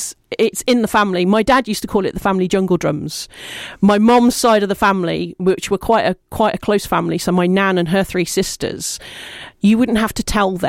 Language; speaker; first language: English; native; English